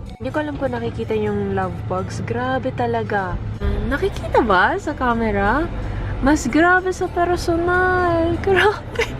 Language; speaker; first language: Filipino; non-native, local second language; Bikol